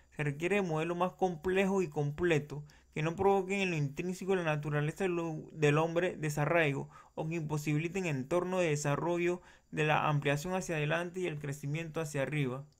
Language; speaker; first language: Spanish; native; Spanish